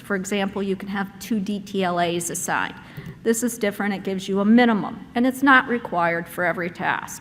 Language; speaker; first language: English; native; English